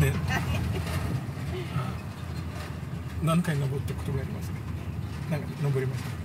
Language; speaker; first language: Japanese; non-native, fluent; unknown